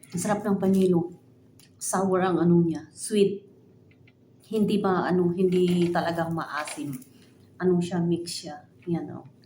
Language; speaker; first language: Filipino; native; Filipino